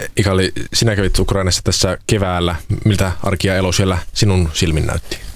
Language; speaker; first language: Finnish; native; Finnish